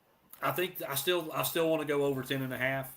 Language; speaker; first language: English; native; English